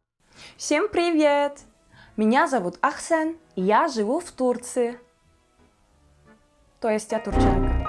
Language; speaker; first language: Russian; non-native, fluent; Turkish